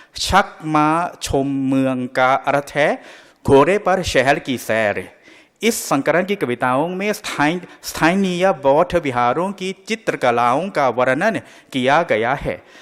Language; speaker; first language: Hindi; non-native, fluent; Thai